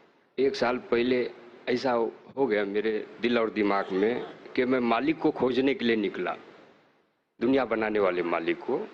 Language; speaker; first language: Hindi; non-native, local second language; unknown